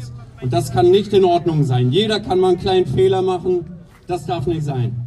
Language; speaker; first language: German; native; German